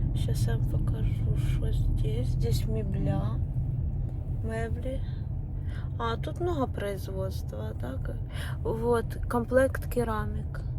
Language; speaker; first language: Ukrainian; non-native, local second language; Russian